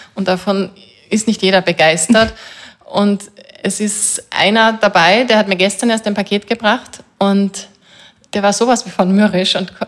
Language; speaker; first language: German; native; German